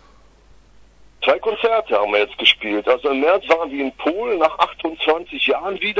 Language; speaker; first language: German; native; German